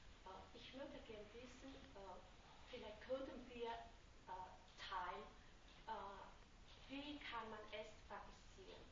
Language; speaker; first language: German; non-native, fluent; Vietnamese